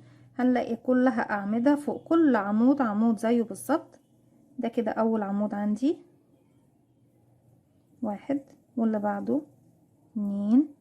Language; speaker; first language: Arabic; native; Arabic